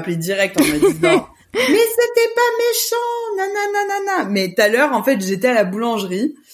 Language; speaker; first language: French; early bilingual, other home language; Portuguese